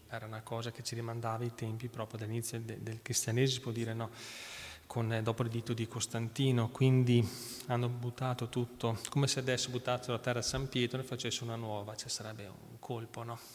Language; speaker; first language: Italian; native; Italian